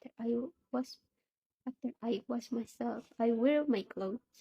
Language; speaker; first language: English; non-native, learner; Indonesian